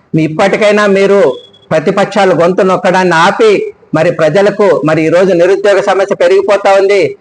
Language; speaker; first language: Telugu; native; Telugu